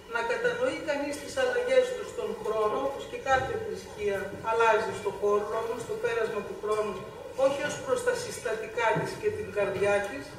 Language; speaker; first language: Greek; native; Greek